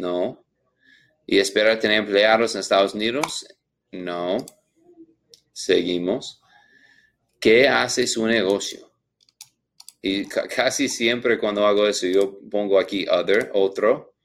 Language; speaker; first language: Spanish; non-native, learner; English